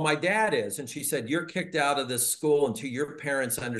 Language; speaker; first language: English; native; English